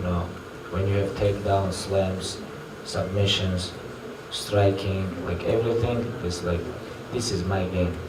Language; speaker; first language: English; non-native, learner; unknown